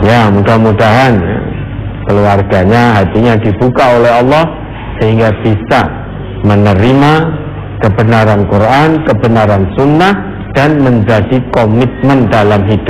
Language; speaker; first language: Indonesian; non-native, local second language; Javanese